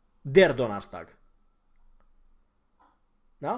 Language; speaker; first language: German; non-native, fluent; Romanian